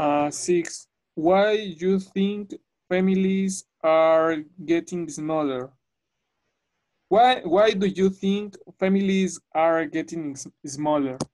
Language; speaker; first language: English; non-native, learner; Spanish